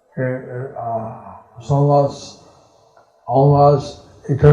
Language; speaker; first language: Spanish; non-native, learner; English